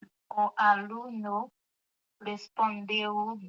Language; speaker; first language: Portuguese; non-native, learner; Haitian Creole